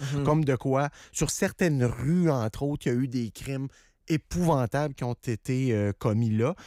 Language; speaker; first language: French; native; French